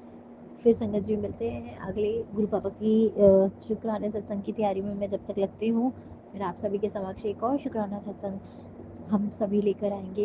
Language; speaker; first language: Hindi; native; Hindi